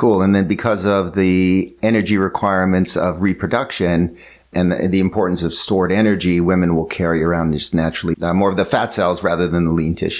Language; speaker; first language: English; native; English